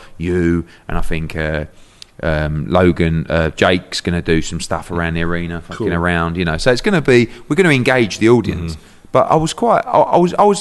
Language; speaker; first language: English; native; English